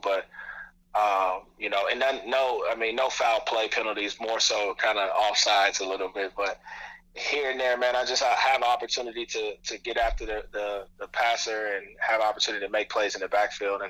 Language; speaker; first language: English; native; English